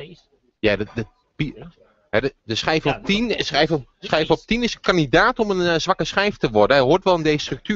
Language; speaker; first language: Dutch; native; Dutch